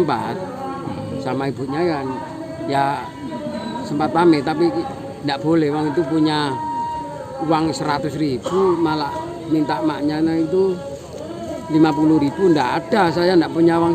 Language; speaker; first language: Indonesian; non-native, local second language; Javanese